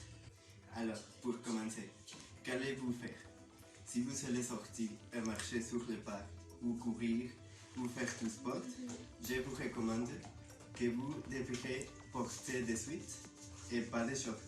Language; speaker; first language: French; non-native, learner; Spanish